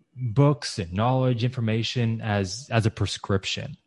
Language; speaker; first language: English; native; English